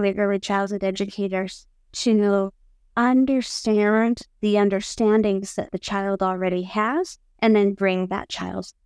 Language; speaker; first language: English; native; English